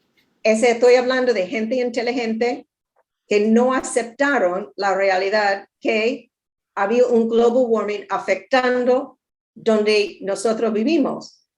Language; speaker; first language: Spanish; non-native, learner; English